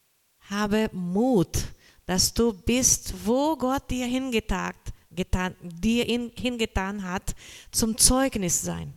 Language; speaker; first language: German; non-native, learner; Portuguese